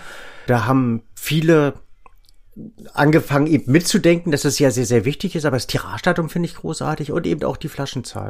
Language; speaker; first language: German; native; German